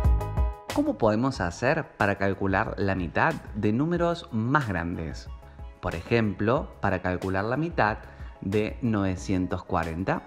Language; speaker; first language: Spanish; native; Spanish